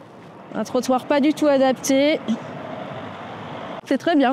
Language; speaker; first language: French; native; French